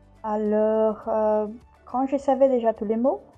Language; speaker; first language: French; non-native, fluent; Portuguese